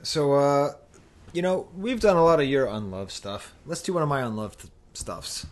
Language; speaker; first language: English; native; English